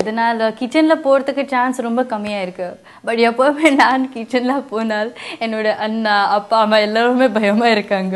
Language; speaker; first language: Tamil; non-native, learner; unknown